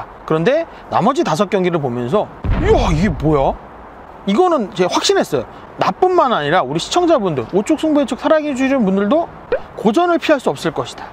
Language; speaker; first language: Korean; native; Korean